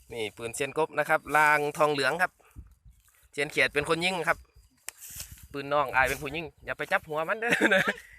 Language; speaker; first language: Thai; native; Thai